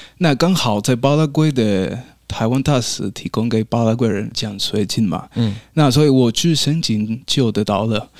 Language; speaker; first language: Chinese; non-native, fluent; Spanish